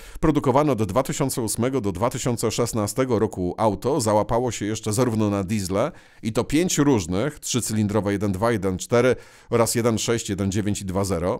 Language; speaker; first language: Polish; native; Polish